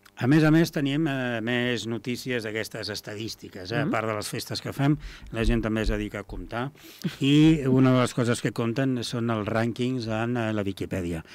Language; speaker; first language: Catalan; native; Catalan